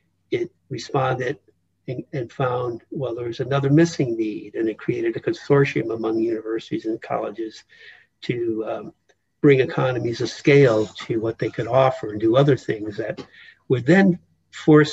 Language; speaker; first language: English; native; English